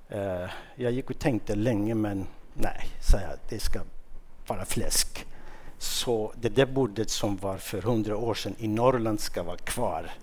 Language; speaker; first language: Swedish; non-native, fluent; Kurdish